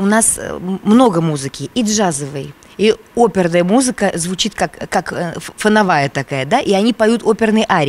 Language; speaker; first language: Russian; native; Russian